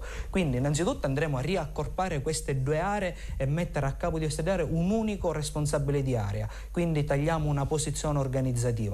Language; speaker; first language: Italian; native; Italian